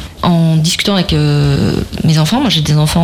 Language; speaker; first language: French; native; French